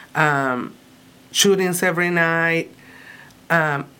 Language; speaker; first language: English; early bilingual, other home language; Spanish